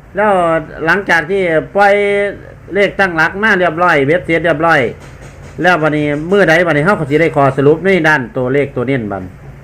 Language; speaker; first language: Thai; non-native, local second language; Lao